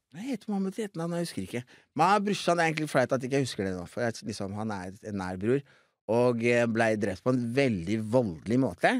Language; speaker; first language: Norwegian; early bilingual, other home language; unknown